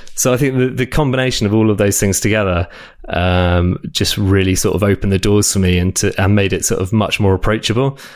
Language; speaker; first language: English; native; English